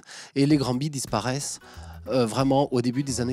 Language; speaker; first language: French; native; French